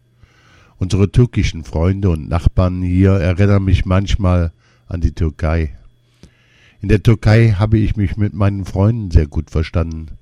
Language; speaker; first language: German; non-native, learner; Kurdish